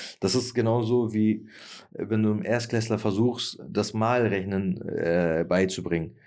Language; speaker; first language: German; early bilingual, other home language; Turkish